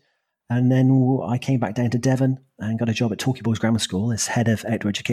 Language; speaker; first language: English; native; English